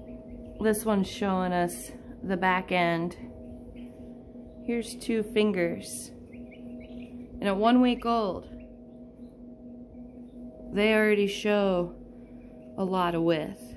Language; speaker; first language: English; native; English